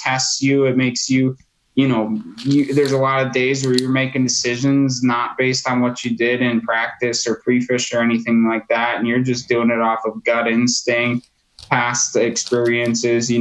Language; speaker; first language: English; native; English